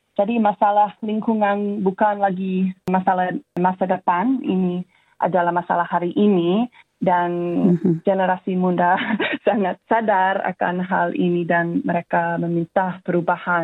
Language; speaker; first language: Indonesian; non-native, fluent; English